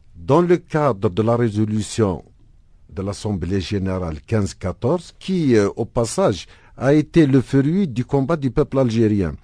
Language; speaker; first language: French; non-native, local second language; Arabic